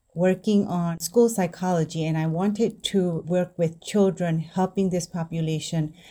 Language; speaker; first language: English; non-native, fluent; Indonesian